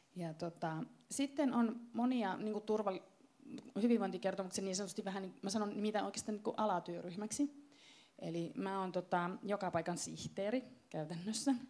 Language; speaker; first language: Finnish; native; Finnish